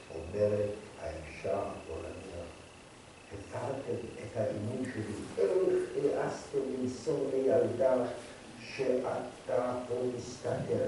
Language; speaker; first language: Hebrew; non-native, fluent; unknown